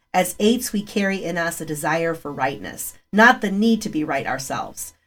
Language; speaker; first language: English; early bilingual, other home language; Spanish